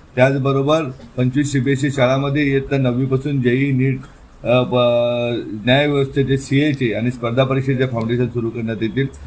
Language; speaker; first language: Marathi; native; Marathi